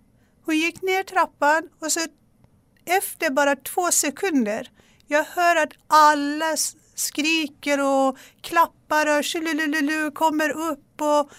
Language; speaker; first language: Swedish; non-native, fluent; Persian